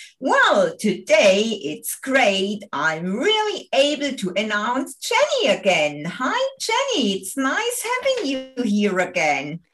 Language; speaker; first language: English; non-native, fluent; German